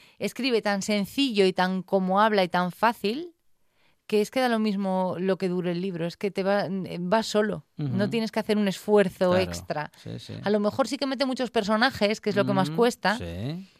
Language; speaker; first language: Spanish; native; Spanish